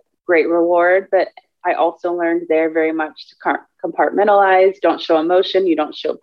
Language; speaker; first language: English; native; English